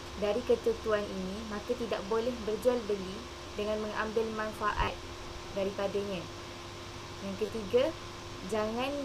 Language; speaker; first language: Malay; native; Malay